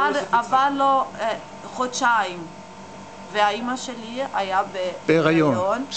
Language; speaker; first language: Hebrew; non-native, learner; English